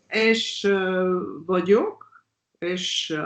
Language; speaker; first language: Hungarian; non-native, learner; French